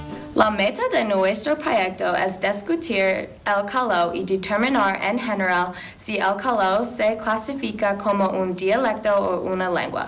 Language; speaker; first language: Spanish; non-native, learner; English